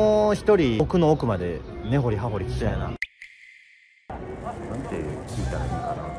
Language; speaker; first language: Japanese; native; Japanese